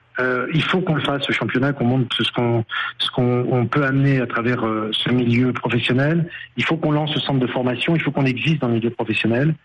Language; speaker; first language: French; native; French